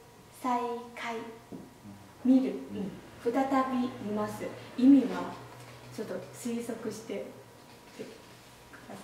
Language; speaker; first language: Japanese; non-native, fluent; Chinese